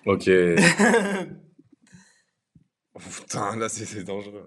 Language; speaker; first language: French; native; French